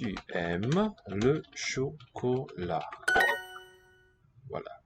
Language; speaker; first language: French; non-native, learner; English